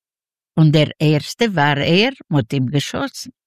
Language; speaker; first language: German; non-native, fluent; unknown